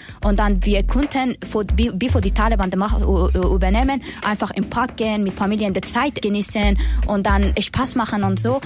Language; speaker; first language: German; non-native, learner; Persian